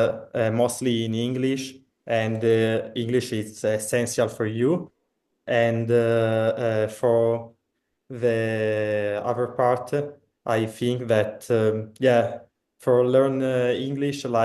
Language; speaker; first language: English; non-native, fluent; Italian